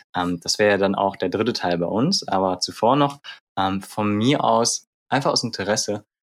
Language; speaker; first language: German; native; German